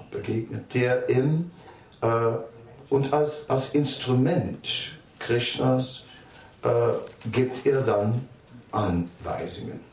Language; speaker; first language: German; non-native, fluent; Dutch